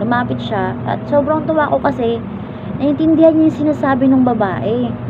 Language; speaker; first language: Filipino; non-native, local second language; Kinaray-a